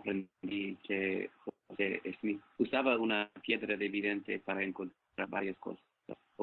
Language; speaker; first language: Spanish; non-native, fluent; English